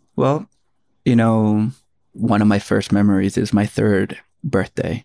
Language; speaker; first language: English; early bilingual, other home language; Spanish